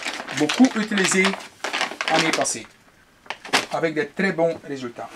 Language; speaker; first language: French; non-native, local second language; Dutch